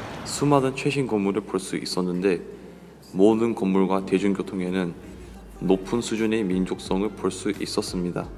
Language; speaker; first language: Korean; non-native, learner; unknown